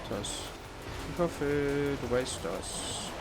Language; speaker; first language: German; native; German